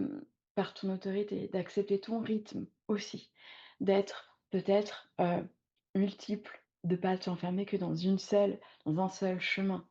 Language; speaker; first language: French; native; French